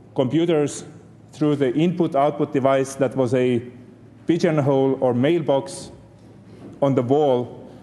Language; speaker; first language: English; non-native, fluent; Estonian